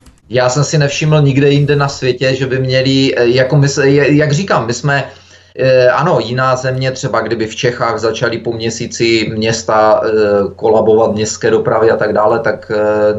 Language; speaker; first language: Czech; native; Czech